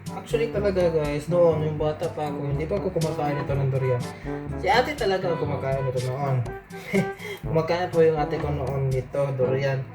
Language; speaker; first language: Filipino; non-native, local second language; Cebuano